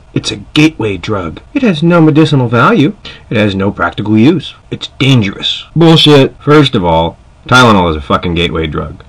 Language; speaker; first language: English; native; English